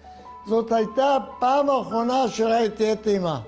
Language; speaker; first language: Hebrew; non-native, fluent; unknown